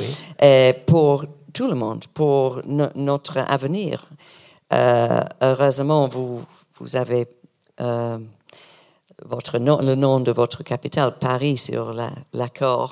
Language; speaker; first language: French; non-native, learner; English